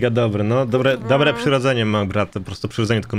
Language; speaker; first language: Polish; native; Polish